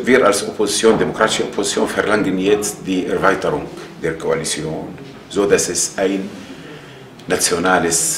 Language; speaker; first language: German; non-native, fluent; Arabic